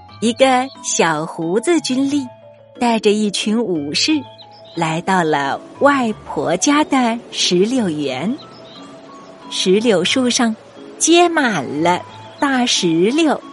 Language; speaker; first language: Chinese; native; Chinese